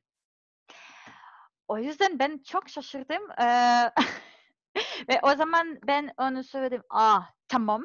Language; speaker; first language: Turkish; non-native, learner; Serbian